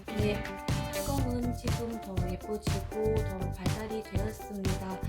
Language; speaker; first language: Korean; non-native, learner; Vietnamese